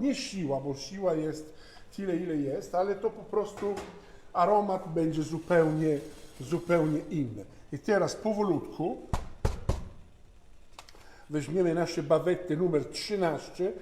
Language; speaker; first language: Polish; non-native, fluent; Italian